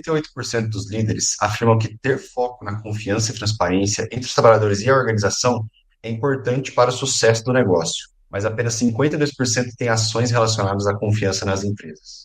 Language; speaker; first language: Portuguese; native; Portuguese